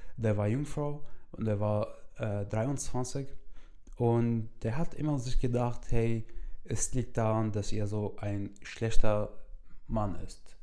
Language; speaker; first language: German; non-native, fluent; Arabic